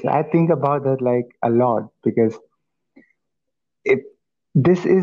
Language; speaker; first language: English; non-native, local second language; Assamese